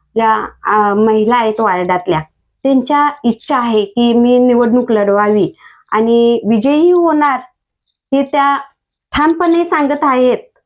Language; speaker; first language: Marathi; native; Marathi